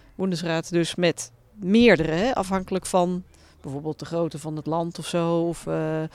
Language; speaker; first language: Dutch; native; Dutch